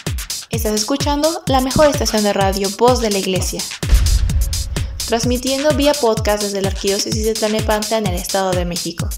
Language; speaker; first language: Spanish; native; Spanish